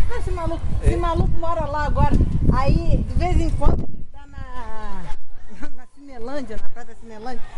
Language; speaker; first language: Portuguese; native; Portuguese